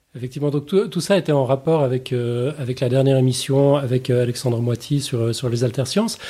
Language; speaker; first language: French; native; French